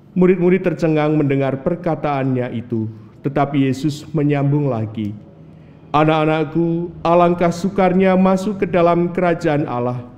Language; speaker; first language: Indonesian; native; Indonesian